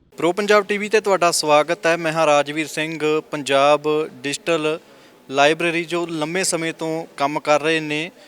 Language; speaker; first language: Punjabi; native; Punjabi